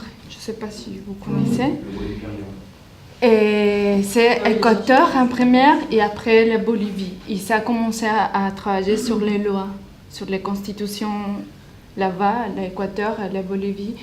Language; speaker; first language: French; non-native, learner; Spanish